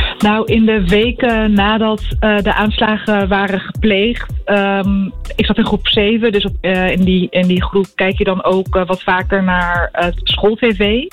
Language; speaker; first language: Dutch; early bilingual, other home language; Arabic